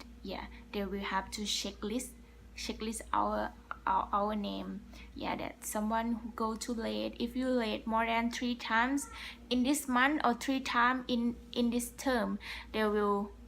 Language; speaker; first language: English; non-native, learner; Thai